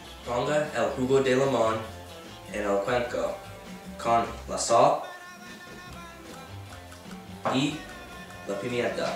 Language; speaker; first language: Spanish; non-native, learner; English